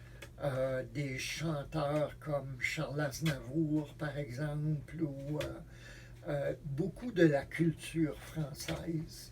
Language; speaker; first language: French; native; French